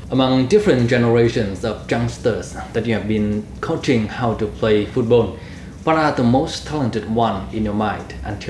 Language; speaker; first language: English; non-native, fluent; Vietnamese